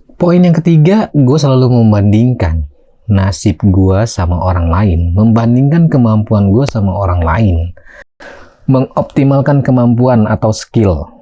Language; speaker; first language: Indonesian; native; Indonesian